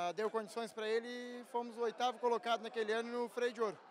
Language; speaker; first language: Portuguese; native; Portuguese